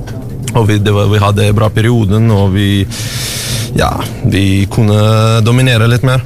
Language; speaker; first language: Norwegian; non-native, learner; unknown